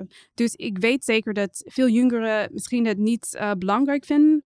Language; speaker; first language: Dutch; non-native, fluent; English